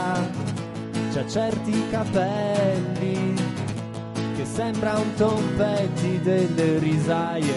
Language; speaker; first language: Italian; native; Italian